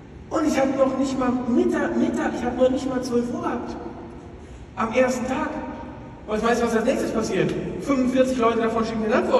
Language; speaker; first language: German; native; German